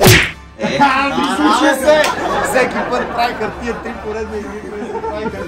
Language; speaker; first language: Bulgarian; native; Bulgarian